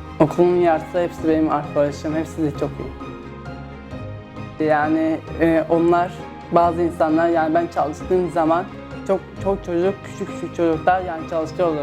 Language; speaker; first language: Turkish; early bilingual, other home language; Arabic